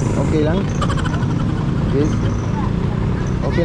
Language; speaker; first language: Filipino; non-native, local second language; Cebuano